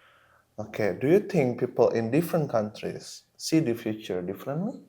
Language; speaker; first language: English; non-native, local second language; Indonesian